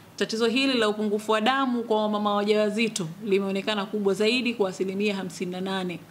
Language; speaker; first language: Swahili; native; Swahili